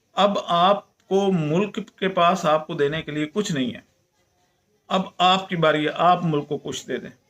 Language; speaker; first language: Urdu; non-native, local second language; Punjabi